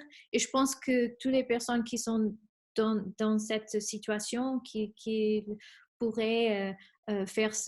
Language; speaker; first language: French; non-native, fluent; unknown